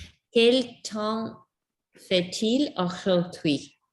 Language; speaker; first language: French; non-native, learner; English